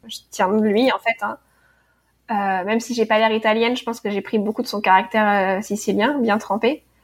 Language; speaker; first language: French; native; French